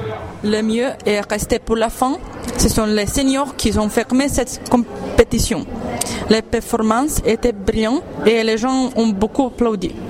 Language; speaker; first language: French; non-native, learner; Serbian